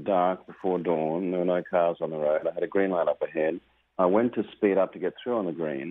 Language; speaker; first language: English; native; English